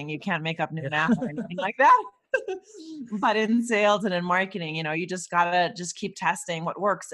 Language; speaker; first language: English; non-native, fluent; German